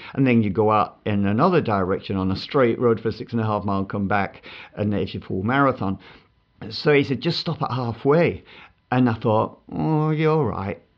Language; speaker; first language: English; native; English